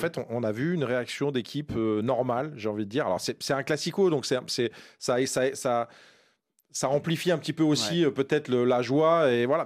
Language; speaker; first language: French; native; French